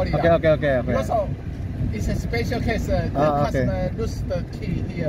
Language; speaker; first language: English; non-native, learner; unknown